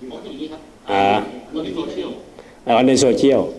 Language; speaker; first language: Thai; native; Thai